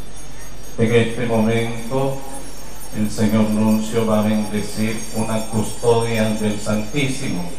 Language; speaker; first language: Spanish; native; Spanish